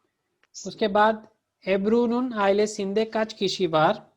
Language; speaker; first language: Turkish; non-native, fluent; Urdu